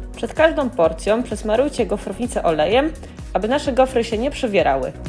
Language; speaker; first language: Polish; native; Polish